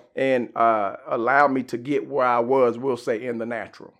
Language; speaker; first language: English; native; English